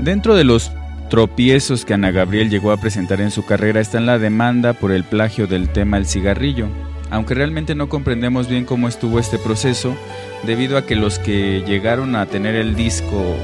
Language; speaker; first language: Spanish; native; Spanish